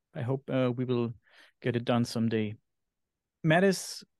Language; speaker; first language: English; non-native, fluent; German